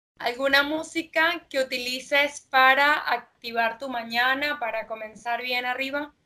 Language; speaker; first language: Spanish; native; Spanish